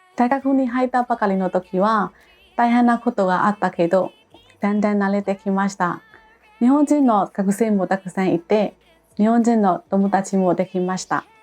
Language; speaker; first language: Japanese; non-native, fluent; Burmese